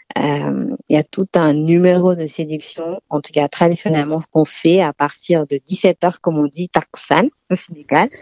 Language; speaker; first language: French; non-native, local second language; Wolof